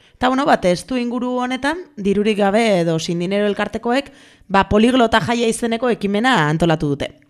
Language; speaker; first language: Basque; non-native, local second language; Spanish